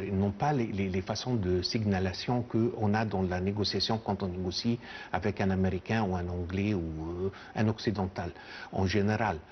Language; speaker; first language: French; non-native, fluent; Arabic